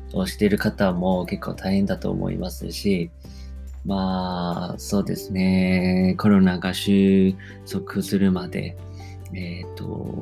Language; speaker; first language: Japanese; non-native, fluent; Chinese